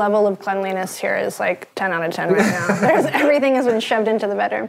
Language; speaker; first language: English; native; English